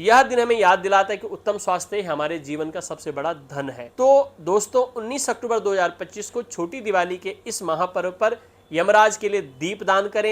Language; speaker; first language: Hindi; native; Hindi